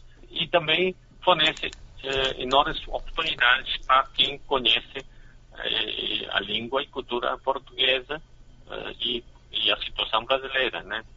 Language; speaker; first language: Portuguese; non-native, fluent; Chinese